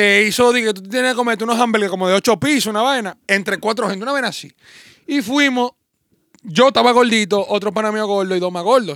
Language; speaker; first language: Spanish; native; Spanish